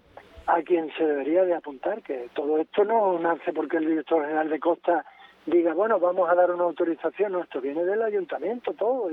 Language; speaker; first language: Spanish; native; Spanish